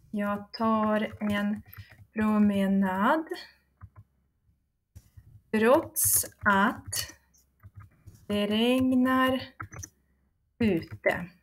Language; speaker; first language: Swedish; non-native, fluent; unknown